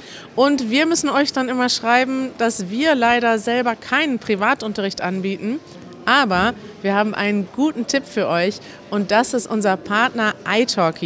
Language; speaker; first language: German; native; German